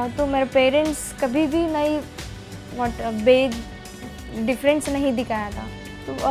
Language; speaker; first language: Hindi; non-native, local second language; Telugu